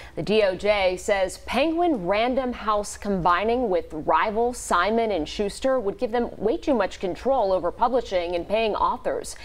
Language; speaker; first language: English; native; English